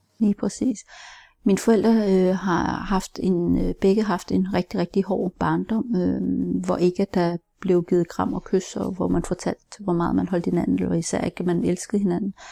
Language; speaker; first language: Danish; native; Danish